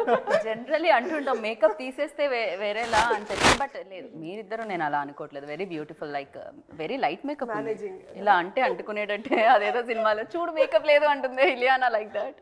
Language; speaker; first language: Telugu; native; Telugu